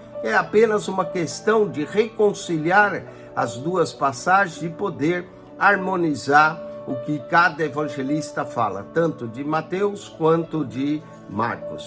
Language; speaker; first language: Portuguese; native; Portuguese